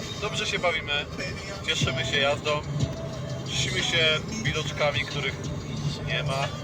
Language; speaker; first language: Polish; native; Polish